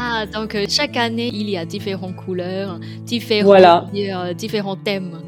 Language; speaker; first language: French; non-native, fluent; Chinese